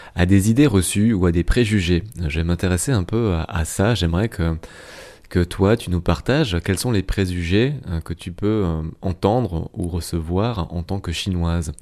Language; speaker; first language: French; native; French